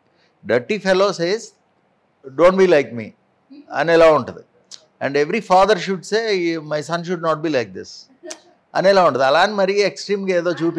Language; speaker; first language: Telugu; native; Telugu